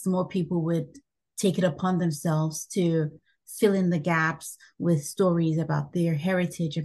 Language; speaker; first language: English; non-native, local second language; Bini